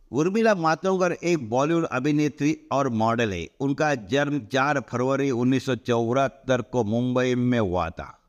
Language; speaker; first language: Hindi; non-native, local second language; Marathi